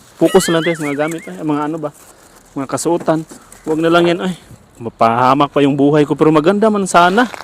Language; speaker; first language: Filipino; native; Filipino